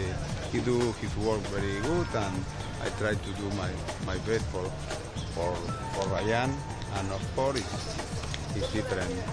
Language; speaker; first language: English; non-native, learner; Spanish